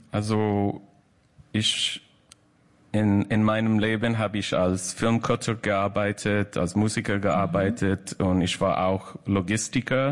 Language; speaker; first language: German; non-native, fluent; English